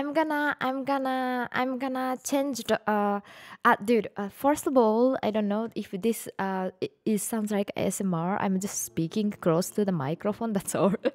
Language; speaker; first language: English; non-native, fluent; Japanese